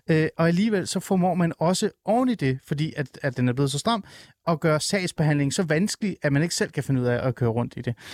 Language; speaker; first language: Danish; early bilingual, other home language; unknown